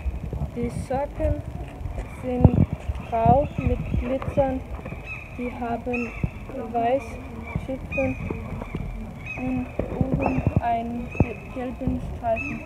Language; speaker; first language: German; non-native, learner; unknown